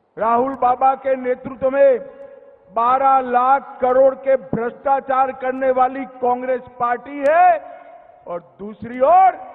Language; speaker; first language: Hindi; non-native, local second language; Gujarati